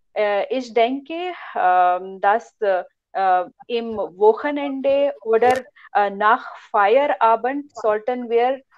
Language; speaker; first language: German; non-native, learner; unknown